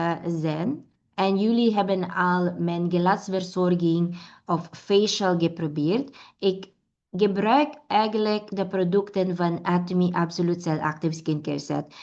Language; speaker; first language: Dutch; non-native, learner; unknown